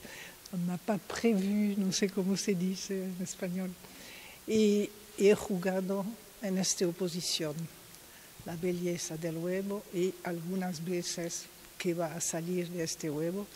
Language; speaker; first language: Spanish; non-native, learner; French